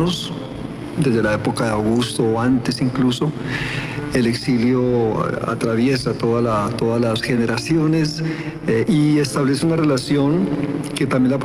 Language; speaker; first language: Spanish; native; Spanish